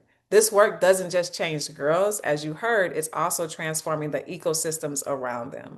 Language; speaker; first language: English; native; English